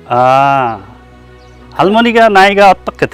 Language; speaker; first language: Korean; non-native, learner; Bangla